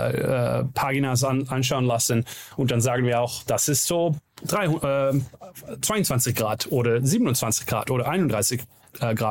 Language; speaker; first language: German; non-native, learner; Dutch